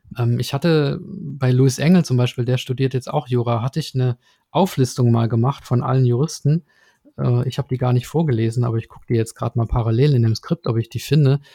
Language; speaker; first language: German; native; German